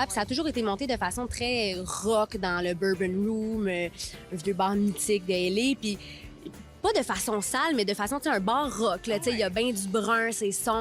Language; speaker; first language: French; native; French